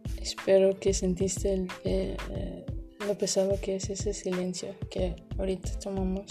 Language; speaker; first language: Spanish; early bilingual, heritage; Spanish